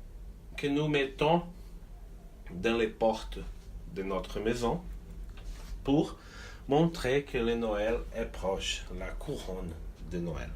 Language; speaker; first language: French; non-native, fluent; Portuguese